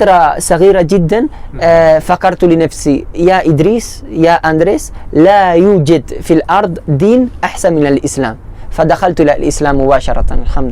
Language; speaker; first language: Arabic; non-native, learner; Spanish